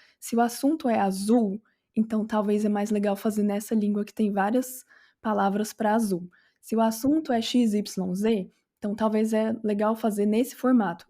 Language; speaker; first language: Portuguese; native; Portuguese